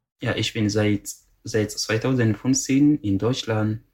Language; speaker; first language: German; non-native, learner; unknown